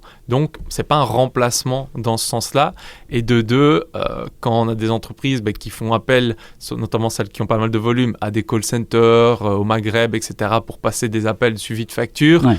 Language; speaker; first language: French; native; French